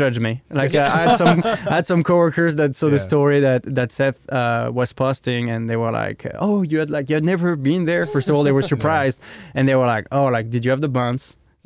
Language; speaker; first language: English; non-native, fluent; French